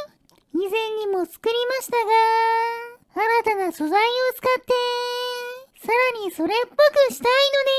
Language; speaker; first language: Japanese; native; Japanese